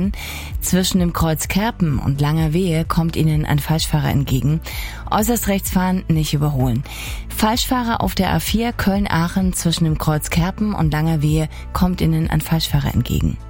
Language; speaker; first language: German; native; German